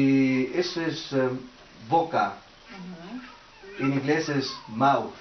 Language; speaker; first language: Spanish; early bilingual, heritage; Spanish